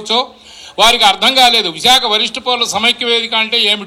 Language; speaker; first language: Telugu; native; Telugu